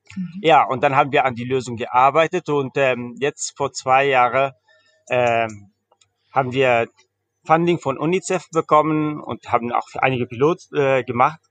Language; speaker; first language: German; early bilingual, heritage; Arabic